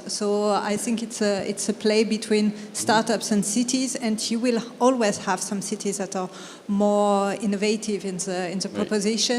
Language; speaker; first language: English; non-native, fluent; French